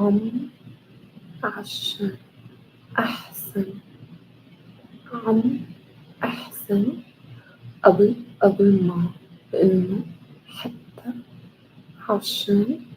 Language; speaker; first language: Arabic; non-native, learner; English